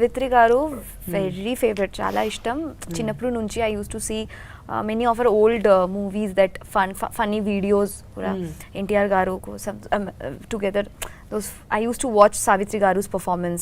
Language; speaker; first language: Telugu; non-native, learner; Bangla